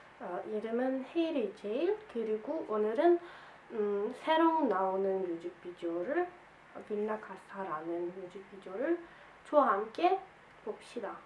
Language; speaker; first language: Korean; non-native, fluent; Ukrainian